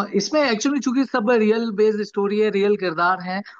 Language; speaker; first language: Hindi; native; Hindi